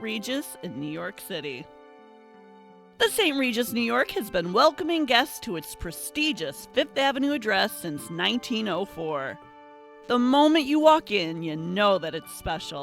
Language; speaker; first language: English; native; English